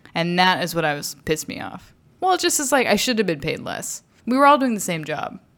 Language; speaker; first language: English; native; English